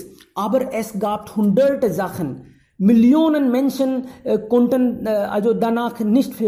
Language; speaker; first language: German; non-native, fluent; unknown